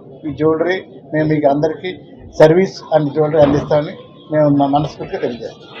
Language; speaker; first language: Telugu; native; Telugu